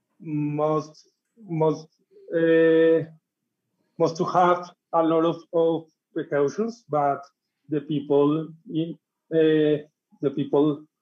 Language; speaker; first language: English; non-native, learner; Spanish